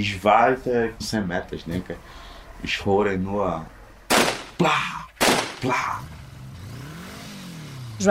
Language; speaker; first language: German; non-native, learner; Portuguese